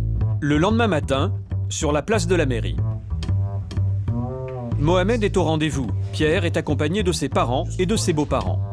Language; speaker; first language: French; native; French